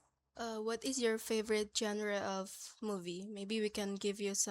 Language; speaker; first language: English; non-native, learner; Indonesian